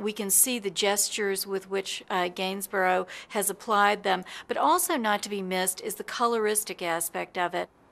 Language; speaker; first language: English; native; English